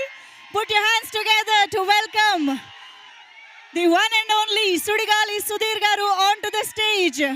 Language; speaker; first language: Telugu; native; Telugu